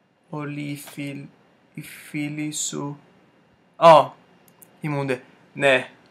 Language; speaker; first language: Greek; non-native, learner; Portuguese